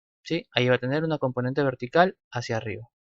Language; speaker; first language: Spanish; native; Spanish